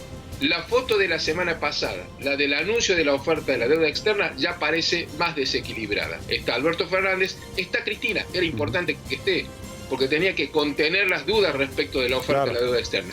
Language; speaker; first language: Spanish; native; Spanish